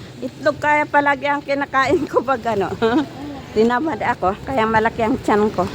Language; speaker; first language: Filipino; non-native, local second language; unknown